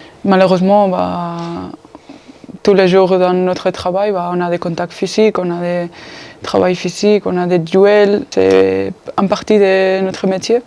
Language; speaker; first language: French; non-native, fluent; Spanish